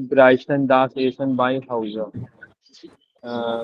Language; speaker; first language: German; non-native, learner; Hindi